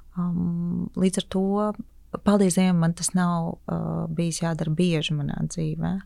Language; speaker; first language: Latvian; native; Latvian